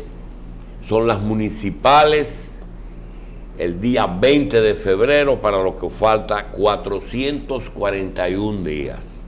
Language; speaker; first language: Spanish; native; Spanish